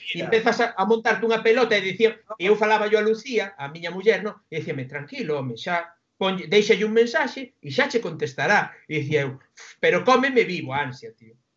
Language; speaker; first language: Galician; non-native, local second language; Spanish